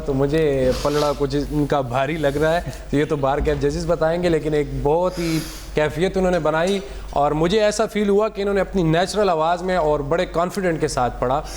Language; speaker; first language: Urdu; non-native, local second language; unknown